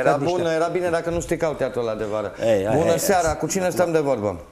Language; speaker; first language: Romanian; native; Romanian